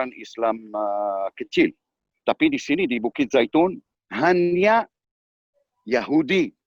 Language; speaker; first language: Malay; non-native, learner; Hebrew